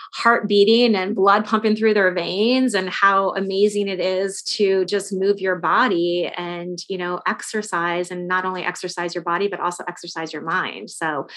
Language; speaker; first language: English; native; English